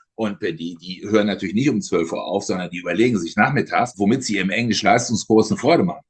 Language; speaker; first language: German; native; German